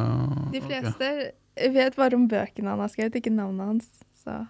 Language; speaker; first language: Norwegian; early bilingual, other home language; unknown